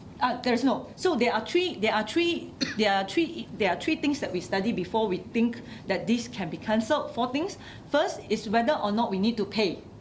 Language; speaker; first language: English; non-native, local second language; Chinese